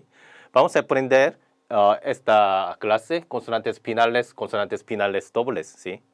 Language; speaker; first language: Spanish; non-native, learner; Korean